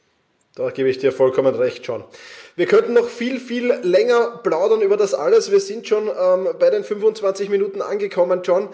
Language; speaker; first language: German; native; German